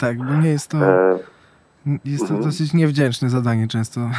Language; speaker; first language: Polish; native; Polish